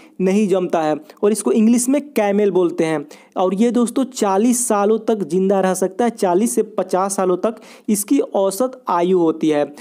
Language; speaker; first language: Hindi; native; Hindi